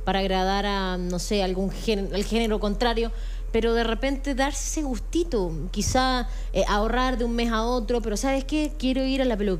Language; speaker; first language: Spanish; native; Spanish